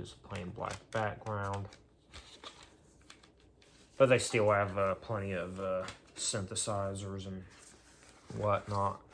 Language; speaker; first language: English; native; English